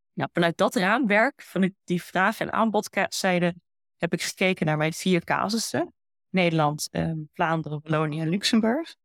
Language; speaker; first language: Dutch; early bilingual, heritage; Dutch